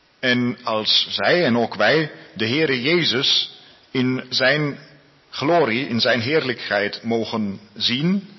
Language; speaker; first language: Dutch; non-native, learner; Spanish